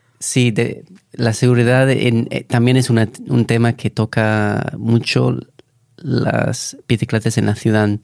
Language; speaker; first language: Spanish; non-native, fluent; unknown